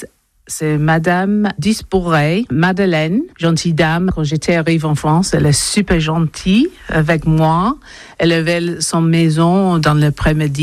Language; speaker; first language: French; non-native, learner; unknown